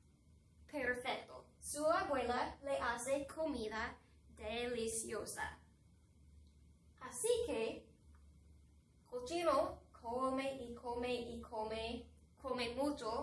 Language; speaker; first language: Spanish; non-native, fluent; English